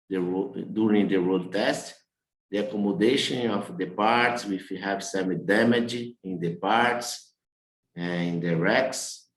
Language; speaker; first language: English; non-native, learner; Portuguese